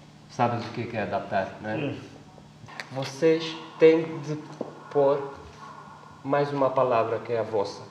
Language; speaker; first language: Portuguese; non-native, fluent; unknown